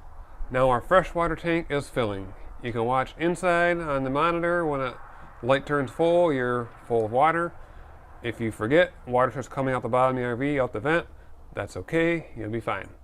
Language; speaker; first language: English; native; English